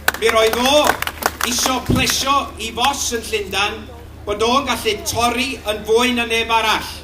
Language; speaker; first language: Welsh; native; Welsh